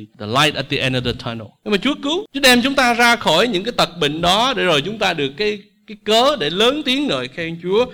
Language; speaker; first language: Vietnamese; native; Vietnamese